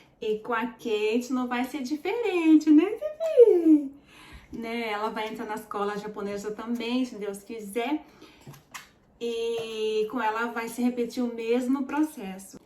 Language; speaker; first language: Portuguese; early bilingual, heritage; Portuguese